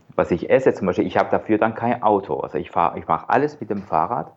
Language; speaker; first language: German; non-native, fluent; Persian